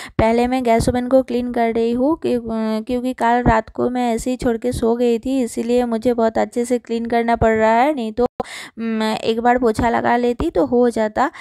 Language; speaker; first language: Hindi; non-native, local second language; Bangla